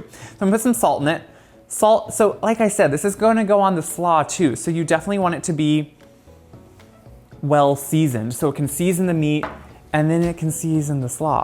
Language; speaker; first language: English; native; English